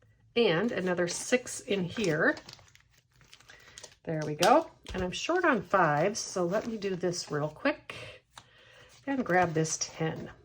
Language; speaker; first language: English; native; English